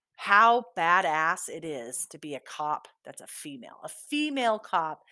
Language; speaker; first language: English; native; English